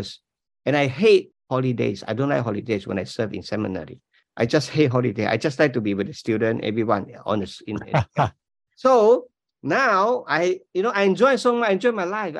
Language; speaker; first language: English; non-native, local second language; Min Nan Chinese